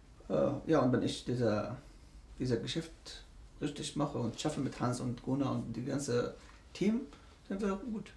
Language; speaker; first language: German; non-native, learner; Arabic